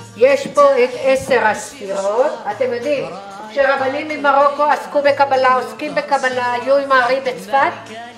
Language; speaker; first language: Hebrew; native; Hebrew